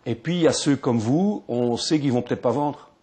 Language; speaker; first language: French; native; French